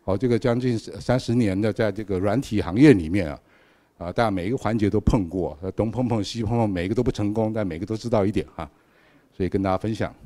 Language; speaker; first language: Chinese; native; Chinese